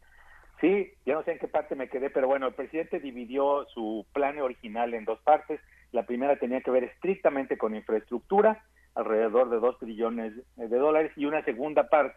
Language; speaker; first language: Spanish; native; Spanish